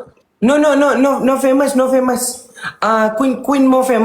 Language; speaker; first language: English; non-native, local second language; Malay